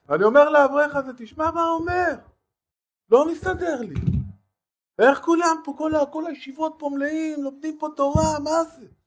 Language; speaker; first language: Hebrew; non-native, fluent; French